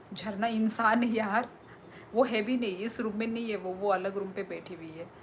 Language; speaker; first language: Hindi; non-native, local second language; Kok Borok